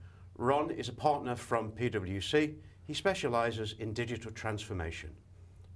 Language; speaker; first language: English; native; English